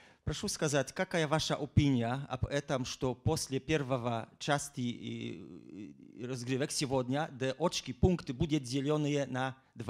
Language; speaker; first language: Russian; non-native, learner; Polish